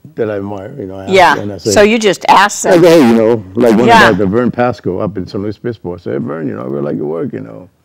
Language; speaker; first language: English; non-native, local second language; Cantonese